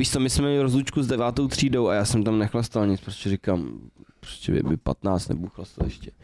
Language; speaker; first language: Czech; native; Czech